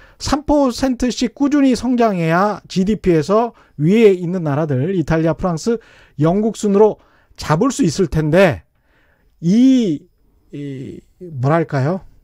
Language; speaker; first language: Korean; native; Korean